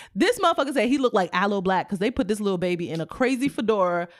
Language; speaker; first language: English; native; English